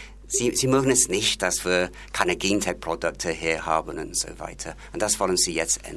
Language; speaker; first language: German; non-native, learner; English